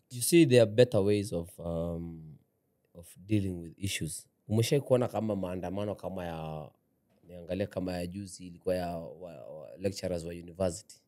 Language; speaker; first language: Swahili; native; Swahili